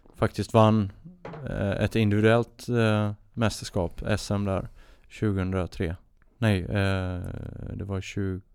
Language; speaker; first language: Swedish; native; Swedish